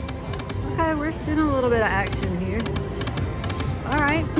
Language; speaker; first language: English; native; English